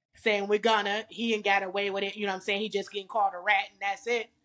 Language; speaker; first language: English; native; English